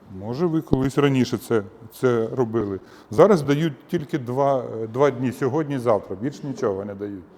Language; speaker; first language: Ukrainian; non-native, local second language; Russian